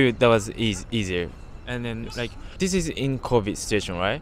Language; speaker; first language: English; non-native, fluent; Japanese